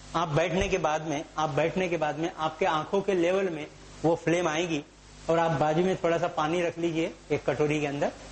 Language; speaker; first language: Hindi; native; Hindi